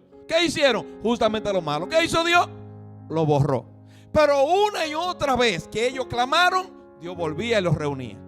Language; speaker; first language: Spanish; native; Spanish